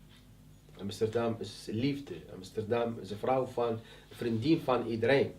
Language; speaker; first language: Dutch; non-native, learner; Arabic